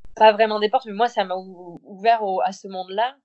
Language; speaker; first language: French; native; French